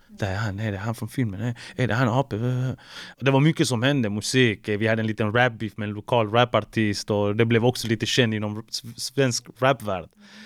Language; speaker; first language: Swedish; early bilingual, other home language; Spanish